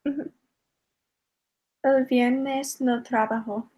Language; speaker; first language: Spanish; non-native, learner; English